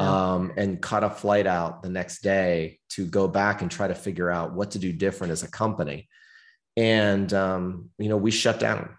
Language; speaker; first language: English; native; English